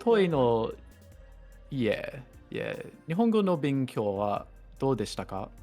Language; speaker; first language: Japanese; non-native, learner; English